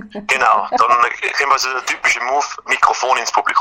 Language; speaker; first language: German; native; German